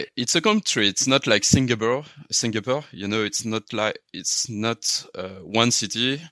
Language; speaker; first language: English; non-native, learner; French